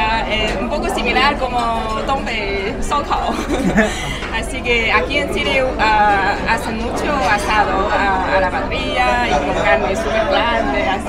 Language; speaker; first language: Spanish; non-native, fluent; Chinese